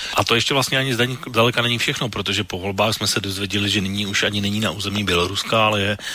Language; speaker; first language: Czech; native; Czech